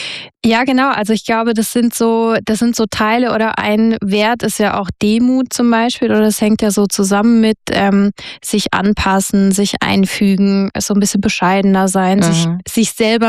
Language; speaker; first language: German; native; German